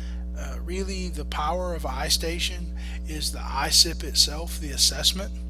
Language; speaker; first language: English; native; English